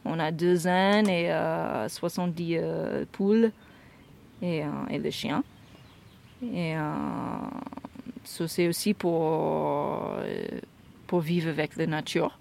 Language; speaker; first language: French; non-native, fluent; English